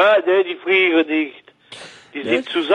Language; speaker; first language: German; non-native, learner; French